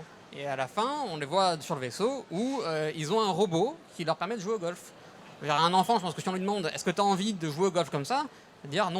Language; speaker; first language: French; native; French